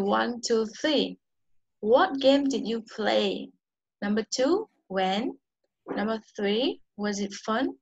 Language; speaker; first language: English; non-native, learner; Vietnamese